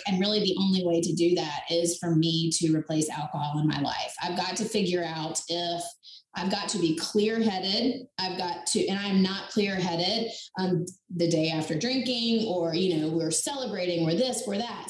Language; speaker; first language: English; native; English